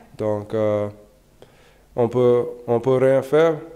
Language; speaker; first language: French; non-native, learner; English